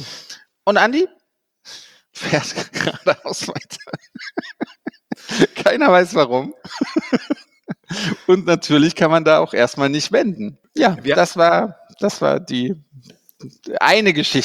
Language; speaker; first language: German; native; German